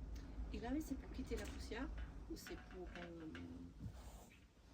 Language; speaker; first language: French; non-native, learner; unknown